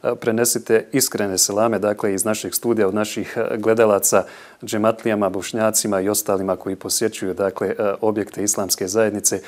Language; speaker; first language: Bosnian; native; Bosnian